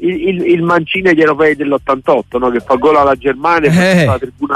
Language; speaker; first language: Italian; native; Italian